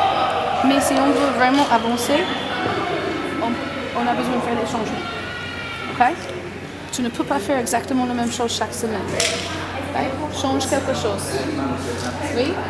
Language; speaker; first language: French; non-native, learner; English